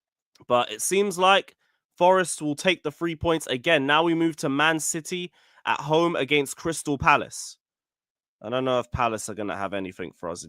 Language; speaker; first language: English; native; English